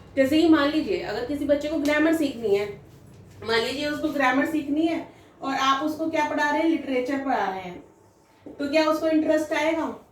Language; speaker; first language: Hindi; native; Hindi